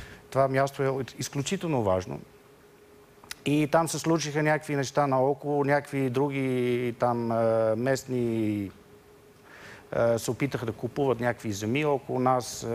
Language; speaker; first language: Bulgarian; non-native, fluent; Dutch